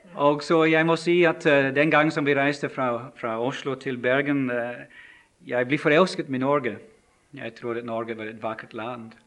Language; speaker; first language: Norwegian; non-native, fluent; English